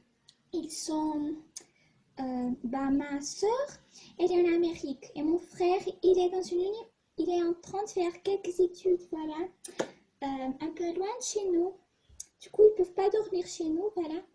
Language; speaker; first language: French; non-native, fluent; Portuguese